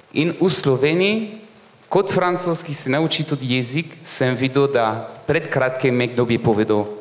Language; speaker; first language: Slovenian; non-native, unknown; French